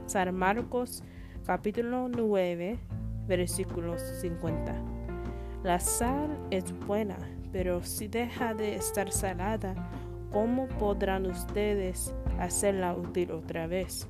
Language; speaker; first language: Spanish; non-native, learner; English